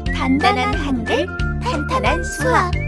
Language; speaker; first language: Korean; native; Korean